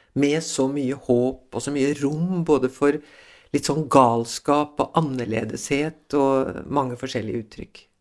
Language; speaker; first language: Norwegian; early bilingual, other home language; Swedish